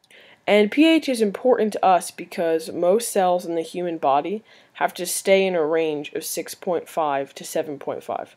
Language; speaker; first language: English; native; English